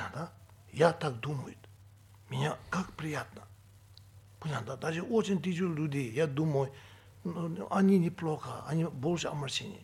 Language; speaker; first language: Russian; non-native, learner; Tibetan